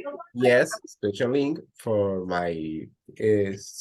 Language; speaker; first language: English; non-native, learner; Spanish